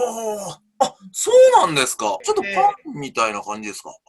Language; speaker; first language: Japanese; native; Japanese